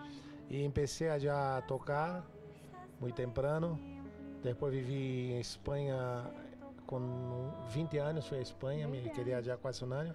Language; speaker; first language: Spanish; non-native, local second language; Portuguese